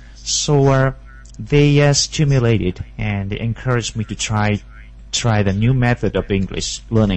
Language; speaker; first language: English; non-native, learner; Japanese